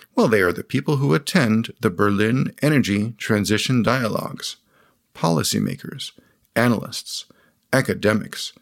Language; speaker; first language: English; native; English